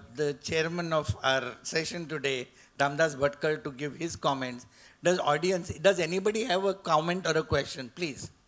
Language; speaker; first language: English; non-native, local second language; Marathi